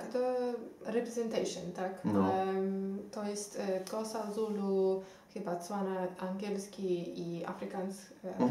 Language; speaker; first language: Polish; non-native, learner; Xhosa